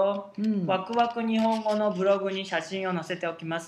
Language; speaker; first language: Japanese; native; Japanese